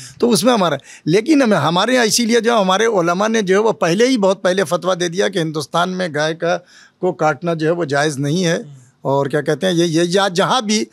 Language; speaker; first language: Hindi; native; Hindi